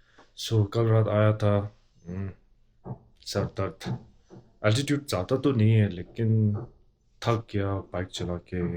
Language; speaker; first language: Hindi; non-native, local second language; Tibetan